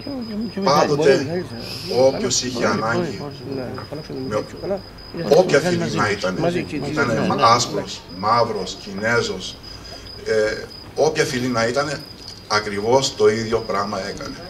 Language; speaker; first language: Greek; early bilingual, heritage; English